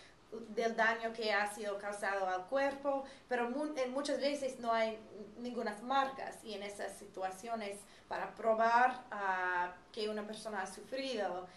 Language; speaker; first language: Spanish; non-native, fluent; English